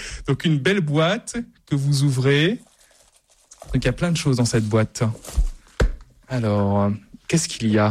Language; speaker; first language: French; native; French